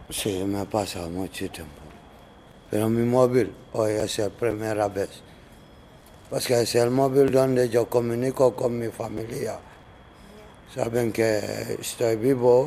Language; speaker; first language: Spanish; non-native, learner; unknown